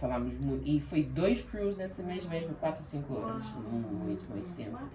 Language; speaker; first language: Portuguese; early bilingual, heritage; Portuguese